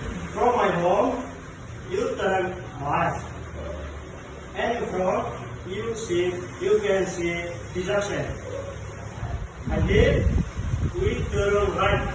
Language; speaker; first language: English; non-native, learner; Tetum